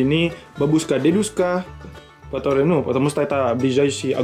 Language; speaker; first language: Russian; non-native, learner; Indonesian